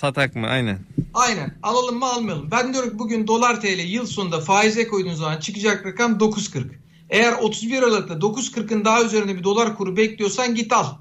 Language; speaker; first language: Turkish; native; Turkish